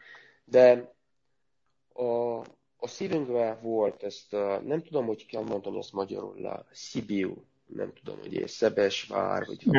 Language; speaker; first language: Hungarian; non-native, learner; Romanian